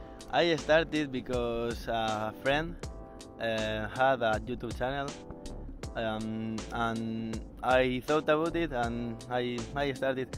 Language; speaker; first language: English; non-native, fluent; Spanish